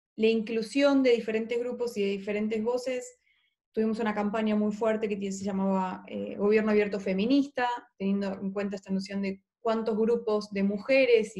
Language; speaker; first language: Spanish; native; Spanish